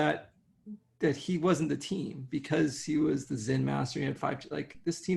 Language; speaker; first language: English; native; English